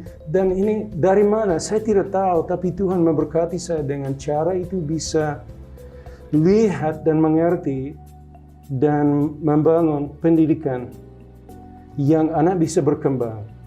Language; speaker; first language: Indonesian; non-native, local second language; English